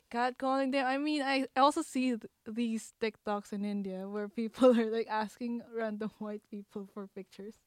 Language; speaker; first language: English; non-native, local second language; Filipino